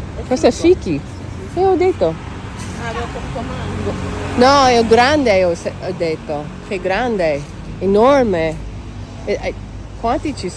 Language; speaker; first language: Italian; non-native, learner; English